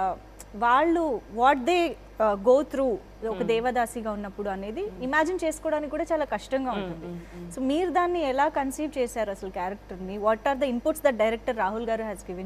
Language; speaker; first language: Telugu; native; Telugu